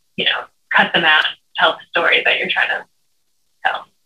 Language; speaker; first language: English; native; English